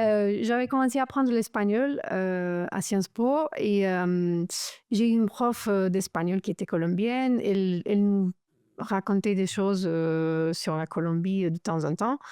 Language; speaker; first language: French; non-native, fluent; Romanian